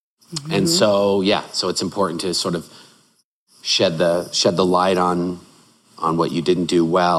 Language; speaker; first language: English; native; English